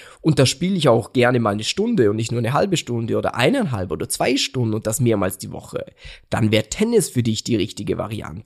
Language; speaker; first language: German; native; German